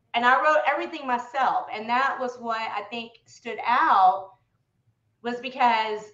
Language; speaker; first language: English; native; English